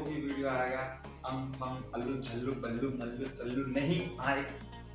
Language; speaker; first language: Hindi; non-native, local second language; Bangla